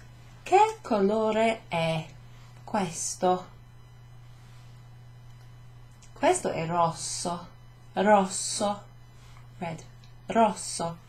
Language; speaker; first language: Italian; non-native, fluent; English